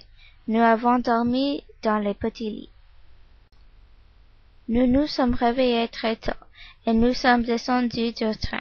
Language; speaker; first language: French; non-native, learner; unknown